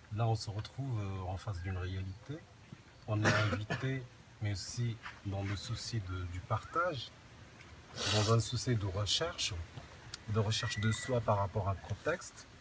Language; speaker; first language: French; non-native, local second language; Arabic